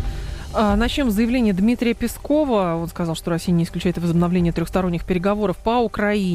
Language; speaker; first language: Russian; native; Russian